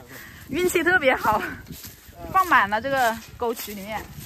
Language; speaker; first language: Chinese; native; Chinese